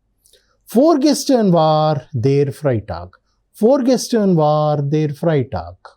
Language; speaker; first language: German; non-native, learner; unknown